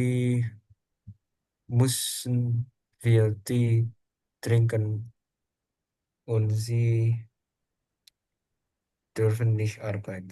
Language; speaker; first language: German; non-native, learner; Indonesian